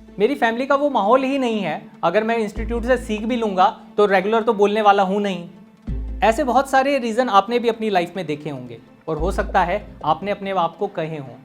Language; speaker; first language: Hindi; native; Hindi